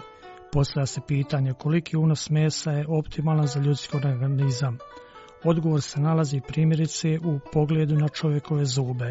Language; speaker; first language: Croatian; native; Croatian